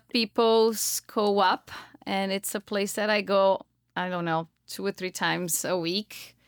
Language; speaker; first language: English; non-native, fluent; Portuguese